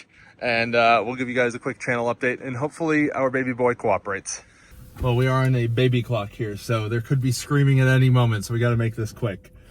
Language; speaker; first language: English; native; English